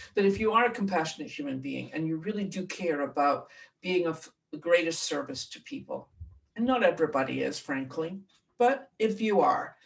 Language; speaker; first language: English; native; English